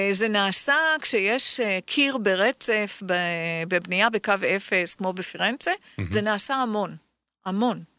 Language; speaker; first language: Hebrew; native; Hebrew